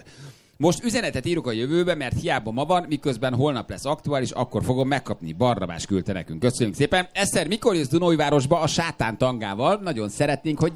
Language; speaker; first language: Hungarian; native; Hungarian